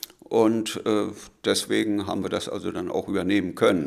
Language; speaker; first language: German; native; German